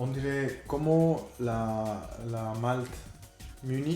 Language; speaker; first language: French; non-native, fluent; Spanish